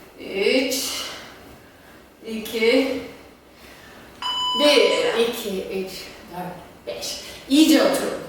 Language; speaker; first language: Turkish; non-native, fluent; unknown